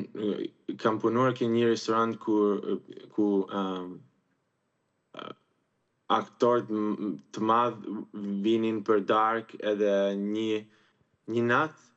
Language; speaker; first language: Albanian; early bilingual, heritage; Albanian